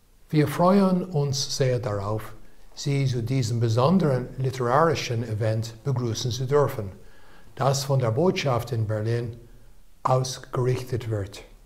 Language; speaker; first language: German; non-native, fluent; English